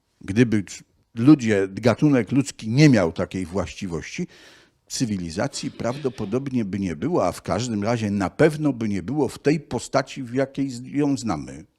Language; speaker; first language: Polish; native; Polish